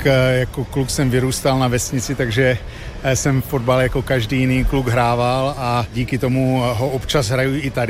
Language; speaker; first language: Czech; early bilingual, heritage; Czech